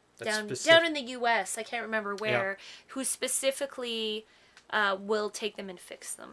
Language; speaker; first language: English; native; English